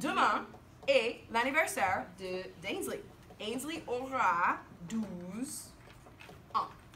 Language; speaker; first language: French; non-native, fluent; English